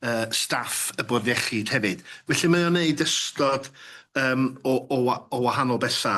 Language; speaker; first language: Welsh; native; Welsh